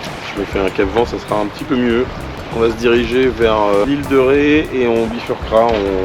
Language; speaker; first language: French; native; French